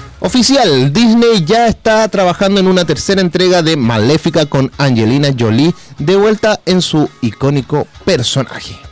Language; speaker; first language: Spanish; native; Spanish